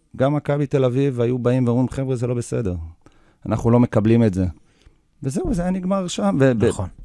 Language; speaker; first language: Hebrew; early bilingual, other home language; English